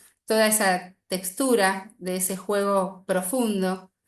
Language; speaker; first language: Spanish; native; Spanish